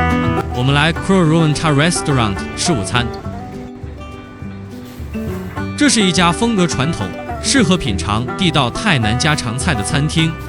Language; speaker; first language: Chinese; native; Chinese